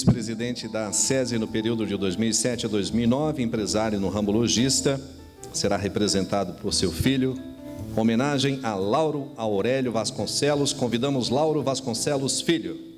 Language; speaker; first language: Portuguese; native; Portuguese